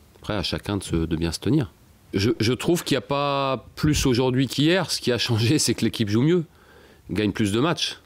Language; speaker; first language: French; native; French